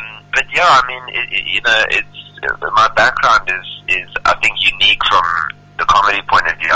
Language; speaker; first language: English; native; English